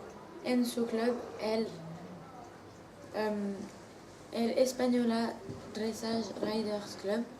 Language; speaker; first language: Spanish; non-native, learner; French